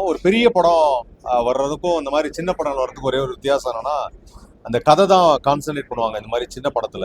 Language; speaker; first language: Tamil; native; Tamil